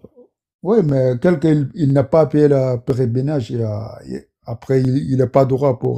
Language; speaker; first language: French; non-native, learner; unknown